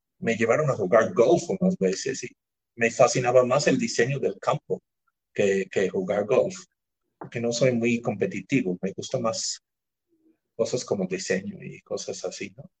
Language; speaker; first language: Spanish; non-native, fluent; English